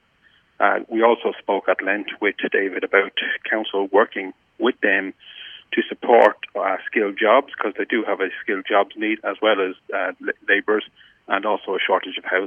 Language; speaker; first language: English; native; English